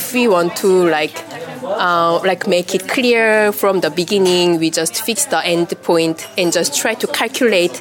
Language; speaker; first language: English; non-native, fluent; Korean